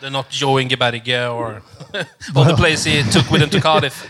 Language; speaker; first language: English; non-native, fluent; Norwegian